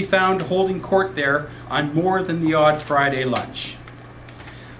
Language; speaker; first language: English; native; English